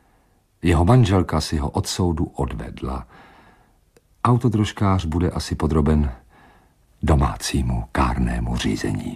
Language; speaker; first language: Czech; native; Czech